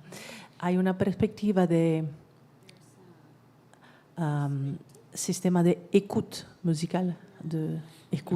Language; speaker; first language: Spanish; non-native, fluent; French